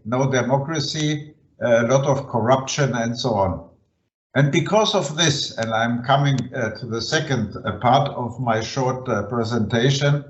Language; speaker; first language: English; non-native, fluent; German